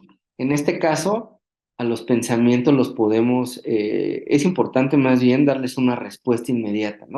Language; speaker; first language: Spanish; native; Spanish